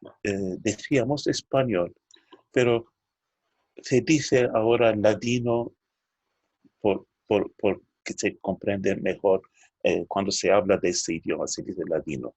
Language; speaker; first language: Spanish; non-native, fluent; Turkish